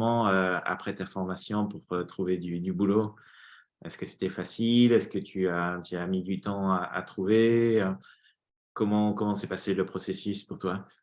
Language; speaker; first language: French; native; French